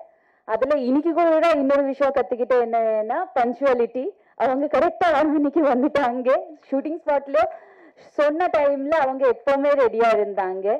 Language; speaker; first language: Tamil; non-native, fluent; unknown